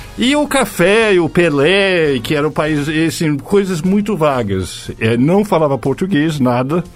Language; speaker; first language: Portuguese; non-native, fluent; English